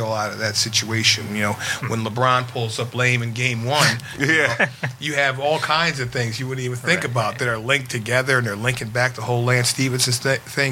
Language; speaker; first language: English; native; English